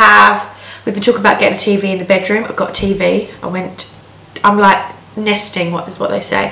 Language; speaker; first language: English; native; English